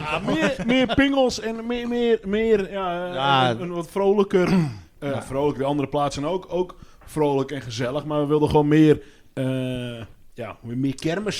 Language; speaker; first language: Dutch; native; Dutch